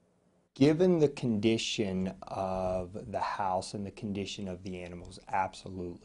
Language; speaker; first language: English; native; English